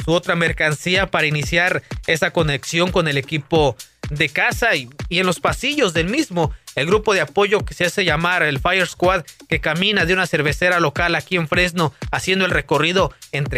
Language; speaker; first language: Spanish; native; Spanish